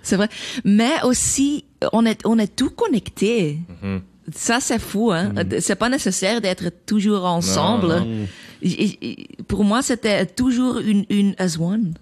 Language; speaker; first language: French; non-native, learner; Dutch